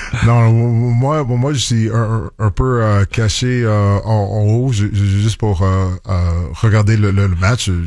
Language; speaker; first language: French; non-native, local second language; English